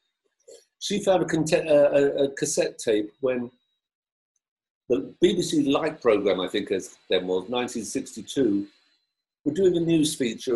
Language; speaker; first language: English; native; English